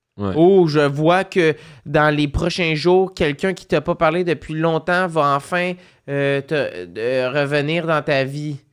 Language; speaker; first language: French; native; French